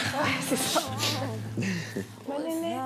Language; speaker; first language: French; native; French